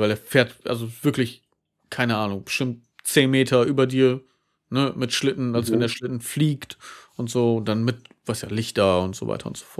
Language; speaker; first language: German; native; German